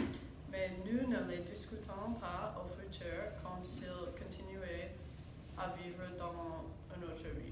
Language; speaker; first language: French; non-native, learner; English